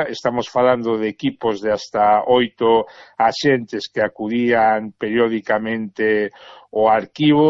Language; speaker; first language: Galician; native; Galician